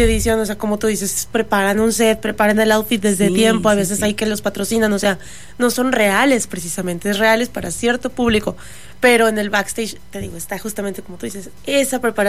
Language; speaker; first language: Spanish; native; Spanish